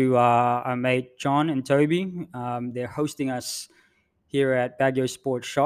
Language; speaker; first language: English; non-native, local second language; Filipino